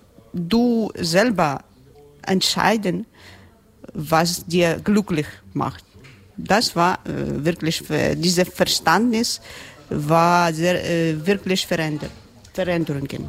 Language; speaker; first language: German; non-native, learner; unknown